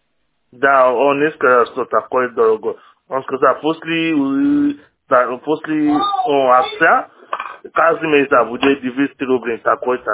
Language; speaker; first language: Russian; non-native, learner; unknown